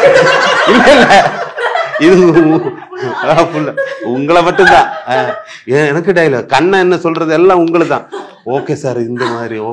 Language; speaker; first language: Tamil; non-native, learner; Malayalam